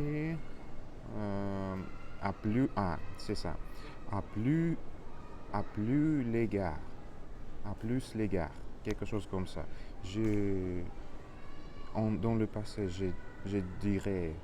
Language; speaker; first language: French; non-native, learner; Russian